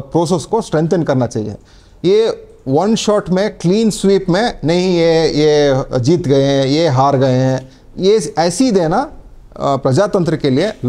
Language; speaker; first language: Hindi; non-native, local second language; Kannada